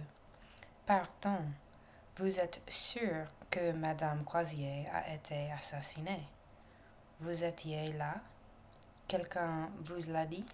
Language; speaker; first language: French; non-native, learner; English